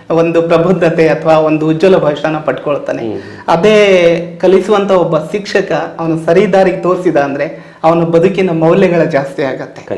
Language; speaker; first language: Kannada; non-native, local second language; Lambadi